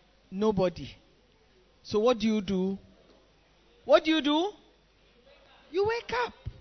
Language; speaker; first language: English; non-native, local second language; Akan